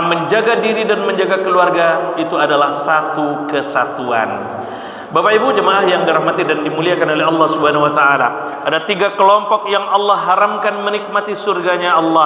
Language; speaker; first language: Indonesian; native; Indonesian